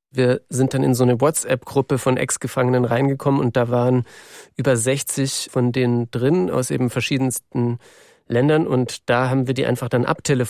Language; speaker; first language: German; native; German